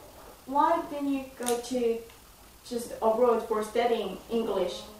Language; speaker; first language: English; non-native, learner; Korean